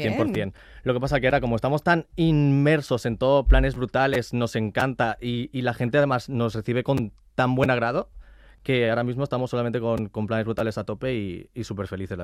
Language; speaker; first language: Spanish; native; Spanish